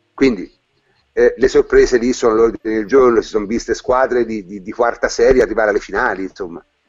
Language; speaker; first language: Italian; native; Italian